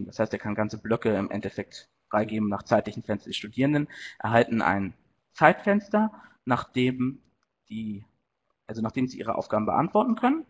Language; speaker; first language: German; native; German